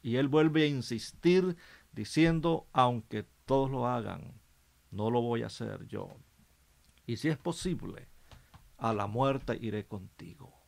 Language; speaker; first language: Spanish; native; Spanish